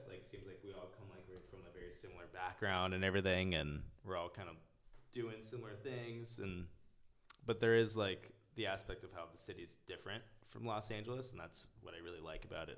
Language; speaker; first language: English; early bilingual, other home language; French